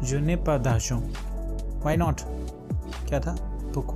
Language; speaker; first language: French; non-native, learner; Hindi